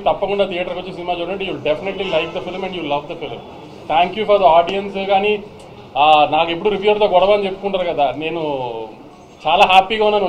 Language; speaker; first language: Telugu; native; Telugu